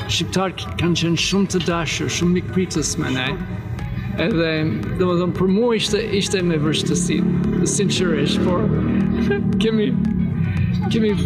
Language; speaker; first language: Albanian; non-native, learner; English